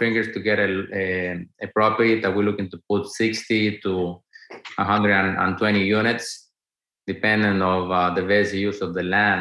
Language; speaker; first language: English; non-native, fluent; Spanish